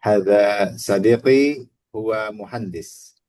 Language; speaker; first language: Arabic; non-native, learner; Indonesian